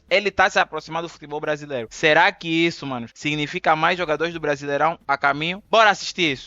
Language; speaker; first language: Portuguese; native; Portuguese